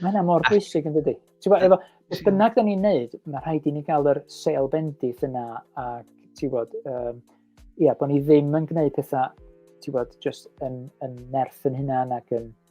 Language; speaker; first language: Welsh; native; Welsh